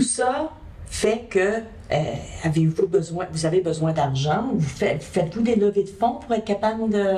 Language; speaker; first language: French; native; French